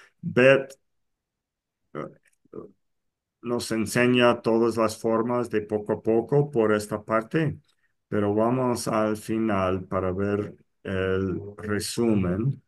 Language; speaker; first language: Spanish; non-native, fluent; English